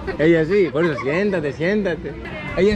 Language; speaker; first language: Spanish; non-native, learner; Greek